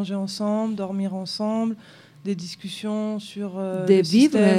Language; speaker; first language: French; native; French